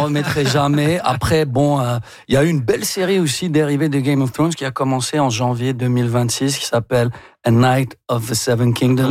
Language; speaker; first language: French; native; French